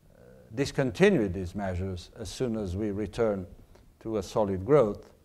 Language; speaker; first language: English; non-native, fluent; Portuguese